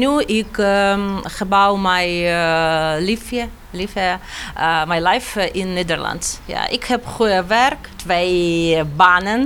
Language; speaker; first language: Dutch; non-native, learner; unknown